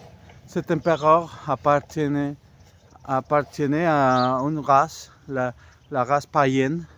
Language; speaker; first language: French; non-native, fluent; Spanish